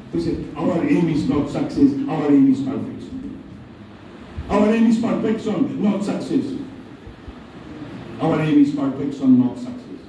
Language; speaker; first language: English; non-native, local second language; Assamese